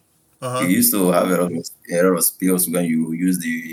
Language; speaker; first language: English; non-native, local second language; Igbo